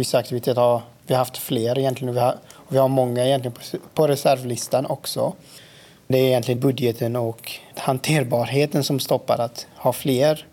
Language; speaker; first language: Swedish; non-native, fluent; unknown